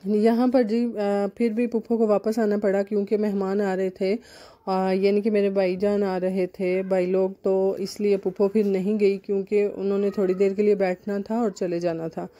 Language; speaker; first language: Urdu; non-native, local second language; Punjabi